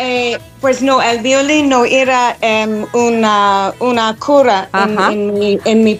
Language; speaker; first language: Spanish; non-native, fluent; English